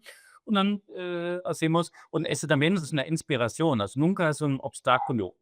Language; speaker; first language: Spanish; non-native, fluent; German